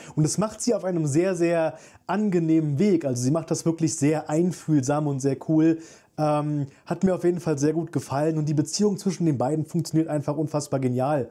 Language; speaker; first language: German; native; German